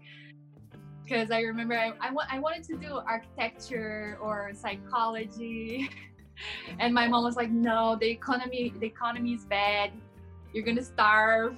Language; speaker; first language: English; non-native, fluent; Portuguese